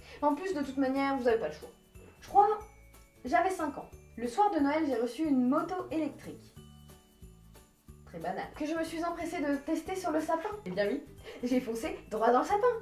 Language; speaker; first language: French; native; French